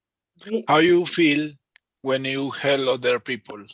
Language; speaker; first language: English; non-native, learner; Spanish